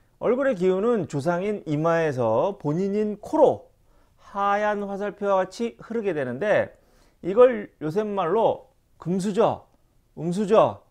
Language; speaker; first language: Korean; native; Korean